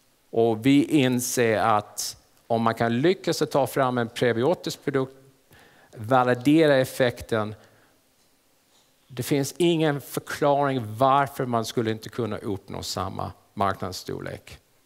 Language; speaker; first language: Swedish; non-native, fluent; English